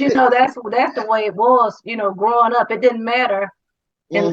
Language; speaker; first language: English; native; English